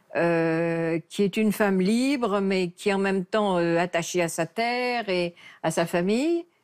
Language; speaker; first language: French; native; French